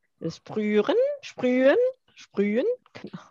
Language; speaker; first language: German; early bilingual, other home language; Korean